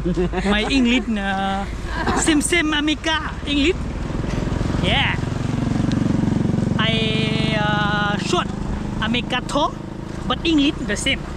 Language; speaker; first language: English; non-native, learner; Hmong